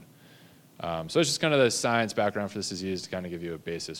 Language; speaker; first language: English; native; English